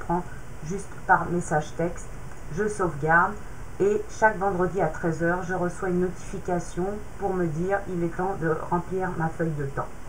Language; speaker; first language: French; native; French